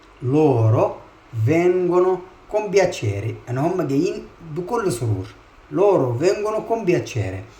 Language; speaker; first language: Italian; non-native, fluent; Arabic